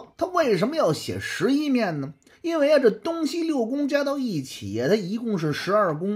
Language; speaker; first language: Chinese; native; Chinese